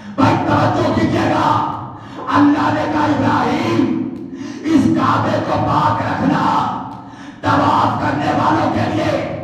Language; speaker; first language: Urdu; native; Urdu